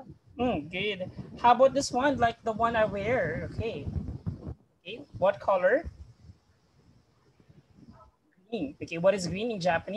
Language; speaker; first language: English; non-native, fluent; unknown